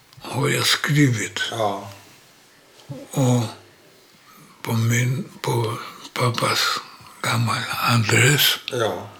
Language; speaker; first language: Swedish; non-native, learner; Polish